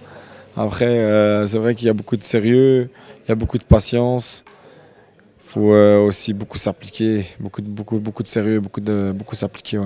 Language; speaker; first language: French; early bilingual, other home language; Arabic